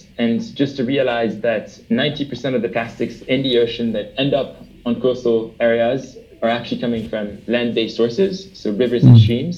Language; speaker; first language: English; early bilingual, other home language; French